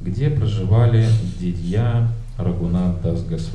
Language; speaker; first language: Russian; native; Russian